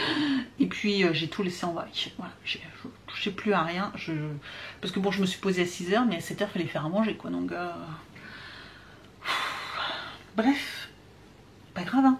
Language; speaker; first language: French; native; French